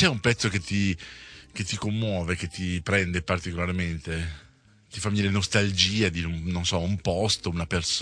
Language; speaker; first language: Italian; native; Italian